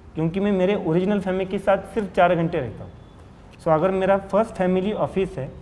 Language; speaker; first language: Hindi; non-native, local second language; Marathi